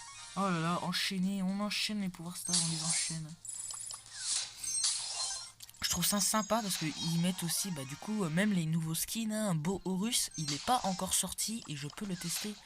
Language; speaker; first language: French; native; French